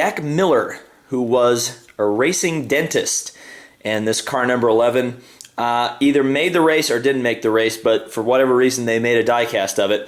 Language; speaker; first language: English; native; English